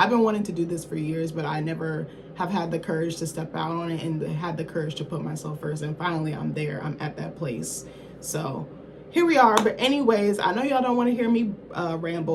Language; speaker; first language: English; native; English